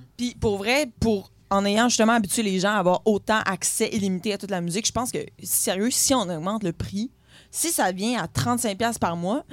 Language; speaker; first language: French; native; French